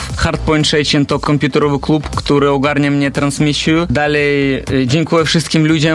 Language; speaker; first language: Polish; non-native, learner; Russian